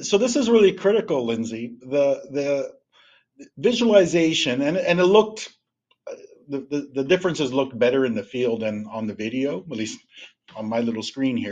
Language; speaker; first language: English; native; English